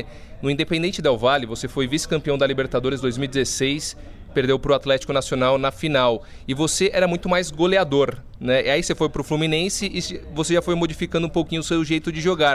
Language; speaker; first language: Portuguese; native; Portuguese